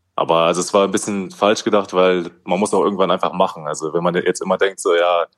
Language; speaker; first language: German; native; German